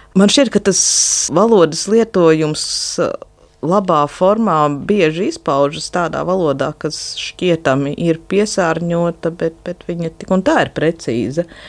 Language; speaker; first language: Latvian; native; Latvian